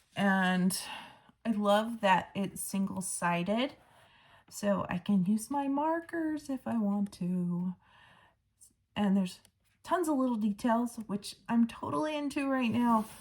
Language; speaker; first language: English; native; English